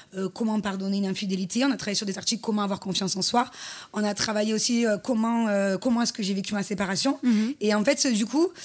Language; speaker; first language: French; native; French